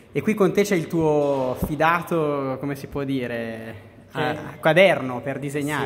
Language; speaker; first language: Italian; native; Italian